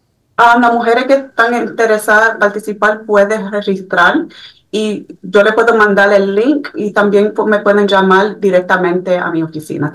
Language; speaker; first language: Spanish; early bilingual, heritage; Spanish